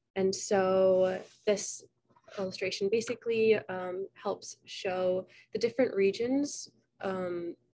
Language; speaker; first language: English; native; English